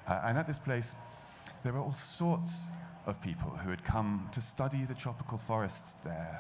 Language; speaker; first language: English; native; English